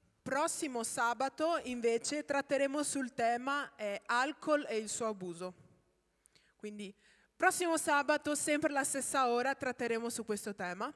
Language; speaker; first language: Italian; native; Italian